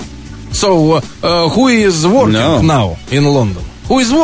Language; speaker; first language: English; non-native, learner; Russian